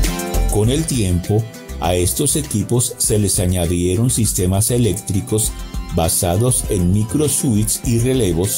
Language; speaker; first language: Spanish; native; Spanish